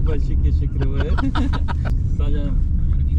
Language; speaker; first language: Korean; non-native, learner; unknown